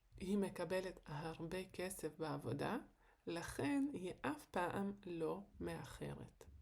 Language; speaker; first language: Hebrew; non-native, fluent; Ukrainian